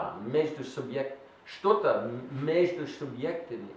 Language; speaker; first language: Russian; non-native, learner; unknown